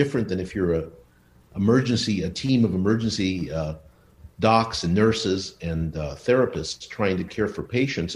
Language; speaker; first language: English; early bilingual, other home language; Spanish